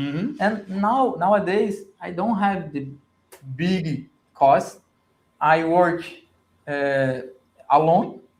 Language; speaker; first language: English; non-native, learner; Portuguese